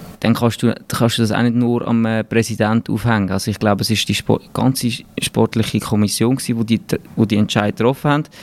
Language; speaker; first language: German; native; German